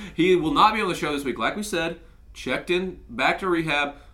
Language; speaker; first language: English; native; English